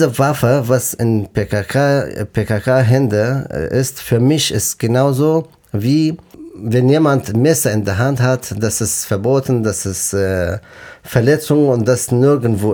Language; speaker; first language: German; non-native, fluent; Kurdish